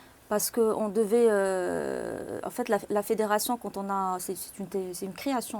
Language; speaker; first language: French; non-native, local second language; Arabic